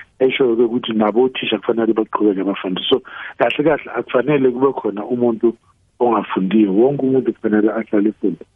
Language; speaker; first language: Zulu; non-native, local second language; South Ndebele